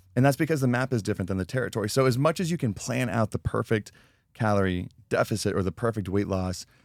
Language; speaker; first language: English; native; English